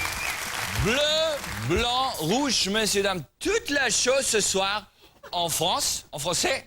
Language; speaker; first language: French; non-native, learner; German